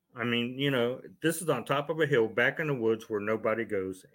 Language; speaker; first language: English; native; English